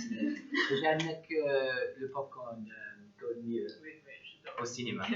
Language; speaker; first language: French; non-native, learner; English